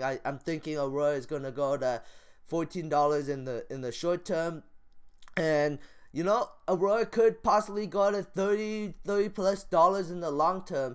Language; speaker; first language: English; native; English